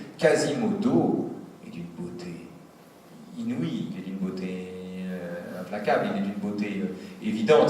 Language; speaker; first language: French; native; French